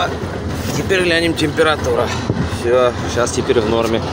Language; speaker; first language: Russian; native; Russian